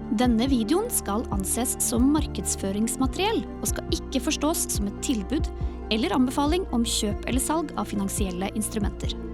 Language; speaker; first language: Norwegian; native; Norwegian